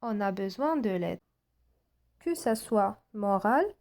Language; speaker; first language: French; non-native, local second language; Arabic